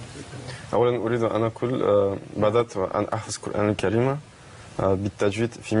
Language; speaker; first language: Arabic; non-native, learner; Russian